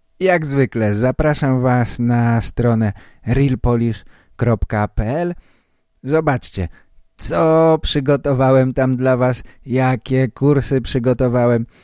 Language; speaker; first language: Polish; native; Polish